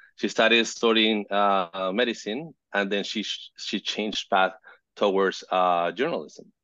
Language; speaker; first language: English; non-native, fluent; Spanish